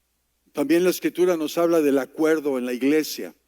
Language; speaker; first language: Spanish; native; Spanish